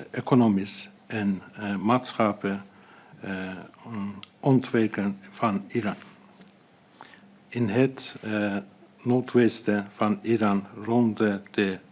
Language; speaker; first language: Dutch; non-native, fluent; Azerbaijani